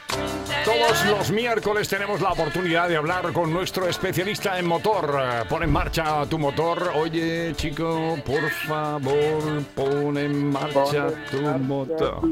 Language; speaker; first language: Spanish; native; Spanish